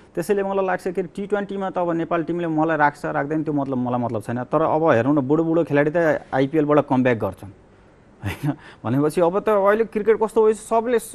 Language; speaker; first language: Nepali; native; Nepali